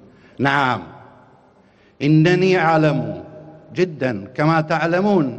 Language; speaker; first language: Arabic; non-native, fluent; Bosnian